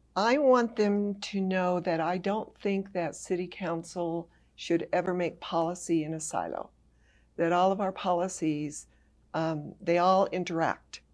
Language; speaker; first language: English; native; English